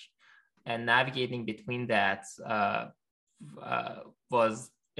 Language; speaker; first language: English; non-native, fluent; Persian